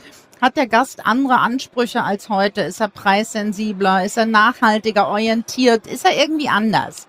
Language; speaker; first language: German; native; German